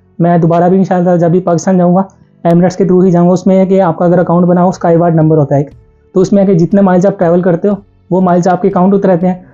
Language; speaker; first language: Urdu; non-native, local second language; Punjabi